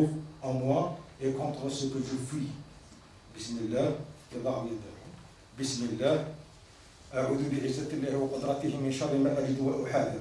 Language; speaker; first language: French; non-native, local second language; Arabic